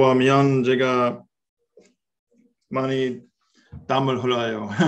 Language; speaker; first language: Korean; non-native, learner; English